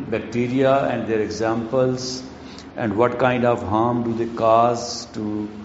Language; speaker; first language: English; non-native, local second language; Urdu